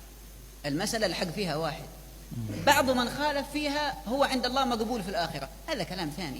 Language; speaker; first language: Arabic; native; Arabic